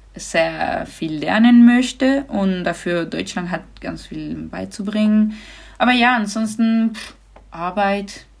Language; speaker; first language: German; non-native, fluent; Spanish